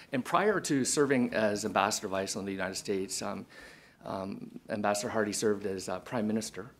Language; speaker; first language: English; native; English